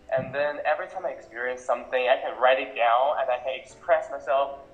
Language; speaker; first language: English; non-native, local second language; Cantonese